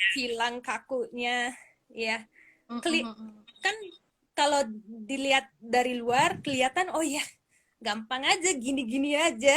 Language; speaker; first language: Indonesian; non-native, fluent; English